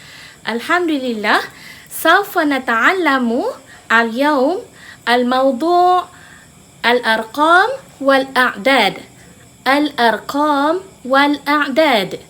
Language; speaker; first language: Arabic; non-native, fluent; Malay